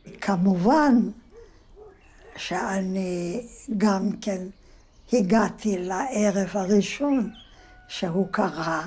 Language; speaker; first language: Hebrew; non-native, fluent; Yiddish